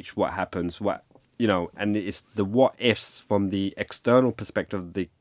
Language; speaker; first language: English; native; English